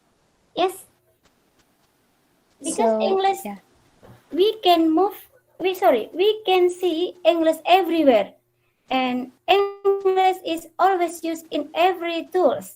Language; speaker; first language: English; non-native, fluent; Indonesian